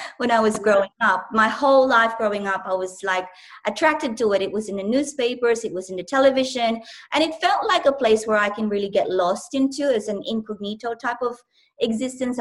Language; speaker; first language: English; non-native, local second language; Cebuano